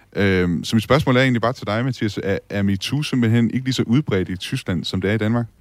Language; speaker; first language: Danish; native; Danish